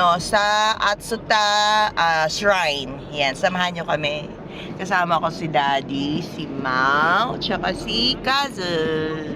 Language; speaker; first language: Filipino; native; Filipino